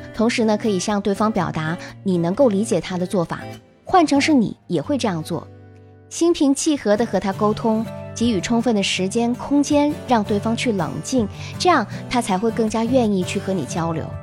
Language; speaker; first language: Chinese; native; Chinese